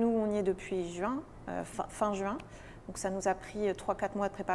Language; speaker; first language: French; native; French